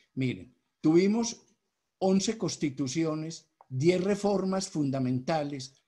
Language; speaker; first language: Spanish; native; Spanish